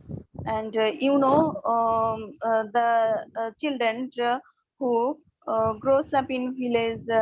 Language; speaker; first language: English; non-native, learner; Bangla